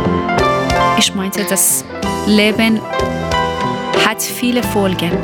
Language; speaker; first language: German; non-native, learner; Persian